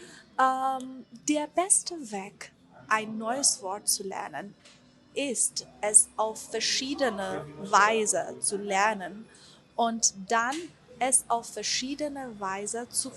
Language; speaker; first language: German; non-native, fluent; Persian